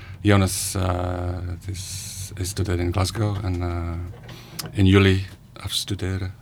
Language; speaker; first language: Dutch; non-native, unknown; English